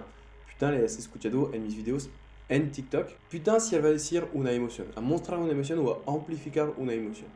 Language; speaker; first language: Spanish; non-native, fluent; French